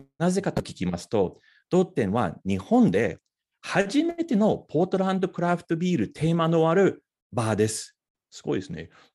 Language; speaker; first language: Japanese; non-native, fluent; English